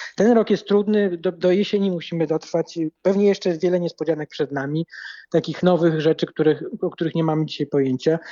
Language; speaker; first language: Polish; native; Polish